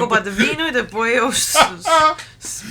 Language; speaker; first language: Portuguese; non-native, learner; Spanish